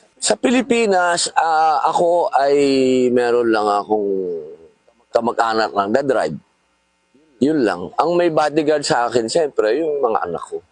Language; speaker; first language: Filipino; native; Filipino